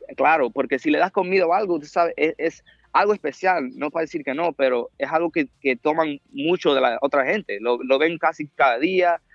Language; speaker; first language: Spanish; early bilingual, heritage; Spanish